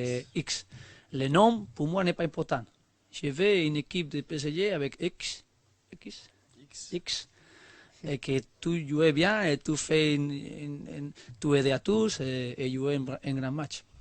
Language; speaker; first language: French; non-native, learner; Spanish